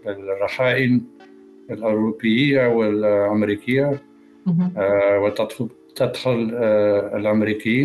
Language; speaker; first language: Arabic; non-native, learner; Dutch